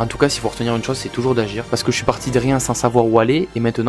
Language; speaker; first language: French; native; French